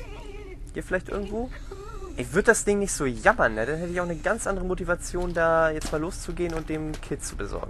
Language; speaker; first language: German; native; German